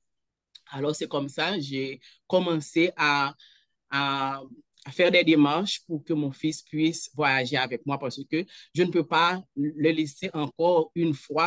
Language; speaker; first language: French; non-native, local second language; Haitian Creole